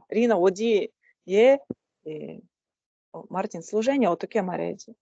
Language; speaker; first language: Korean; non-native, learner; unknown